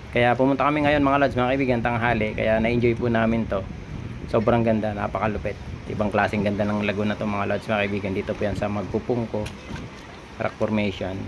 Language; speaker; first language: Filipino; native; Filipino